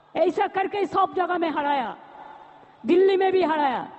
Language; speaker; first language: Hindi; non-native, local second language; Bangla